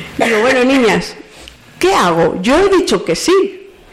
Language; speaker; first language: Spanish; native; Spanish